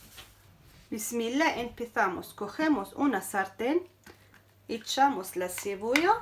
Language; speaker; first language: Spanish; non-native, fluent; Arabic